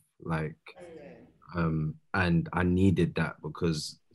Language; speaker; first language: English; native; English